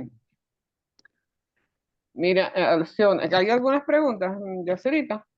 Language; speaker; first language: Spanish; native; Spanish